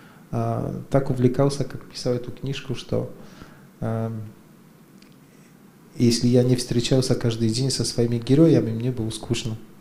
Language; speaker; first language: Russian; non-native, fluent; Polish